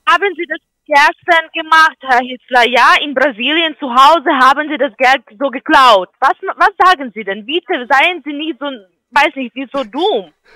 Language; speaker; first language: German; non-native, fluent; Ukrainian